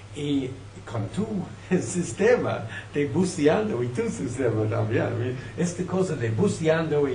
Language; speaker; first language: Spanish; non-native, fluent; French